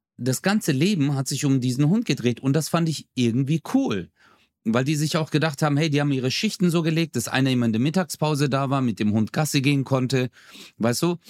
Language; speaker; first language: German; early bilingual, other home language; Turkish